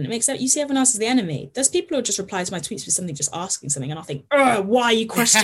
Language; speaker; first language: English; native; English